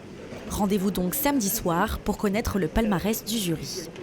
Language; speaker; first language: French; native; French